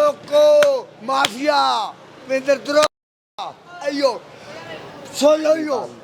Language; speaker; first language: Spanish; non-native, learner; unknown